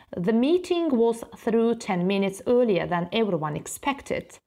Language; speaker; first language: English; non-native, fluent; Azerbaijani